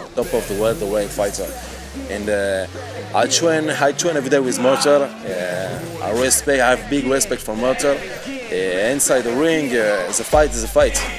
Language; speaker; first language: English; non-native, fluent; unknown